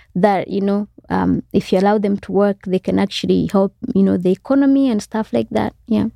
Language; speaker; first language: English; non-native, local second language; Kinyarwanda